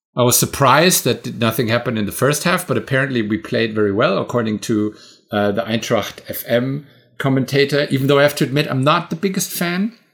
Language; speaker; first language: English; non-native, fluent; German